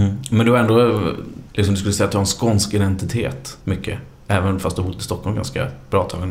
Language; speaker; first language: Swedish; native; Swedish